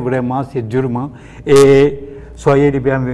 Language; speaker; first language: French; non-native, fluent; Turkish